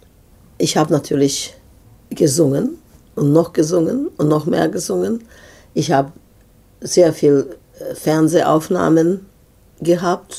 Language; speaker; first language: German; non-native, fluent; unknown